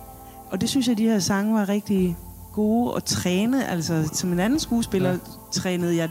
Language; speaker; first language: Danish; native; Danish